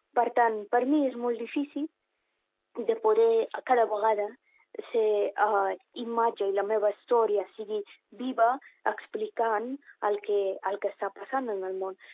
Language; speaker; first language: Catalan; non-native, fluent; Persian